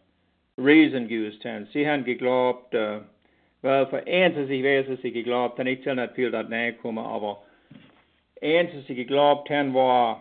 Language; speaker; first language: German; early bilingual, heritage; Pennsylvania German